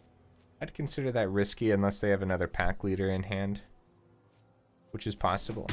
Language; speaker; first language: English; native; English